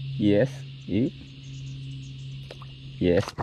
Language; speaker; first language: English; non-native, learner; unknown